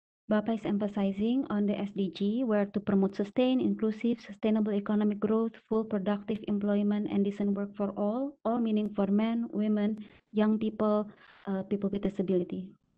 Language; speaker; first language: English; non-native, fluent; Indonesian